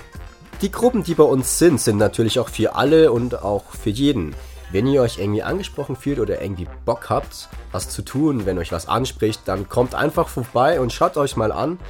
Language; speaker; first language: German; native; German